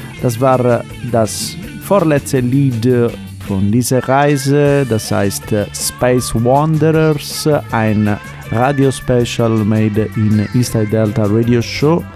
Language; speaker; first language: German; non-native, learner; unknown